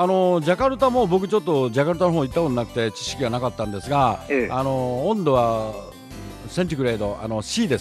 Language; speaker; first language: Japanese; native; Japanese